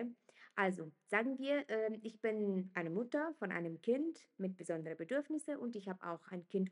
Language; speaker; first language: German; non-native, fluent; Italian